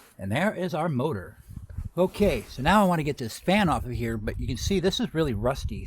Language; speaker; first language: English; native; English